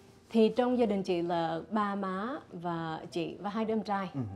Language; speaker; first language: Vietnamese; early bilingual, heritage; Vietnamese